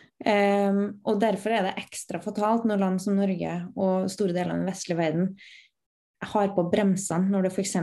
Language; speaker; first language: Norwegian; native; Norwegian